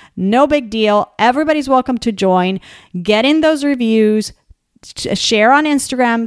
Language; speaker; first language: English; non-native, fluent; Spanish